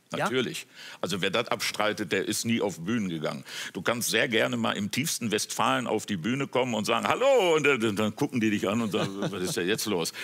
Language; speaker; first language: German; native; German